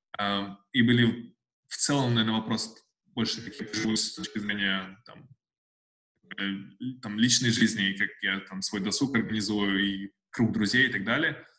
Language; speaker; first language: Russian; native; Russian